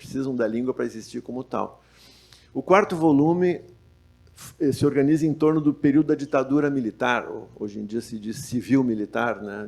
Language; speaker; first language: Portuguese; native; Portuguese